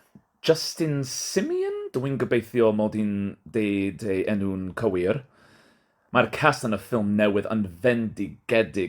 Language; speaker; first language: Welsh; non-native, learner; English